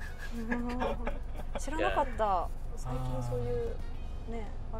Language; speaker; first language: Japanese; native; Japanese